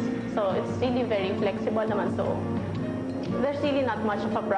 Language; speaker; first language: English; non-native, local second language; Filipino